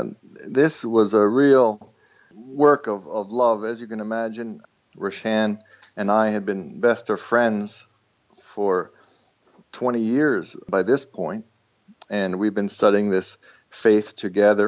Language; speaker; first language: English; non-native, fluent; Estonian